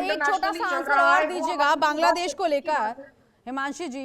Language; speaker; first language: Hindi; native; Hindi